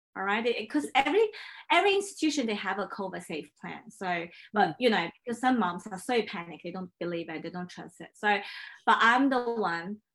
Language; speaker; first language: English; non-native, fluent; Chinese